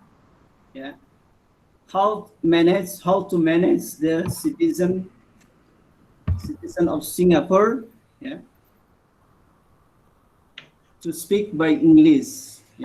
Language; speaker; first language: English; non-native, learner; Indonesian